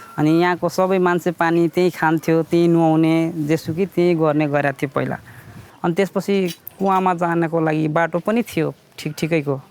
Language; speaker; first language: Nepali; non-native, local second language; Bhojpuri